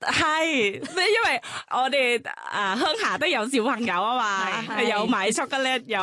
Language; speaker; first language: Cantonese; non-native, fluent; Thai